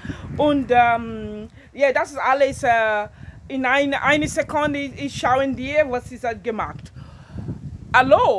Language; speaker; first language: German; non-native, learner; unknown